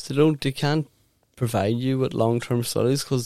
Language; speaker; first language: English; native; English